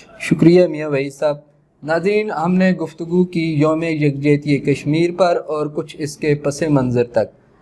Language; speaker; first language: Urdu; native; Urdu